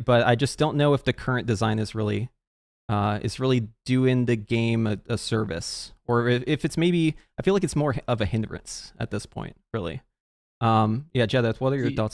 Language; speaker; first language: English; native; English